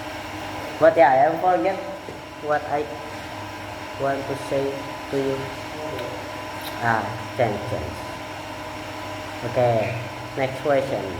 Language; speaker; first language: English; non-native, learner; Indonesian